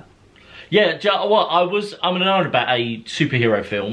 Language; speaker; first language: English; native; English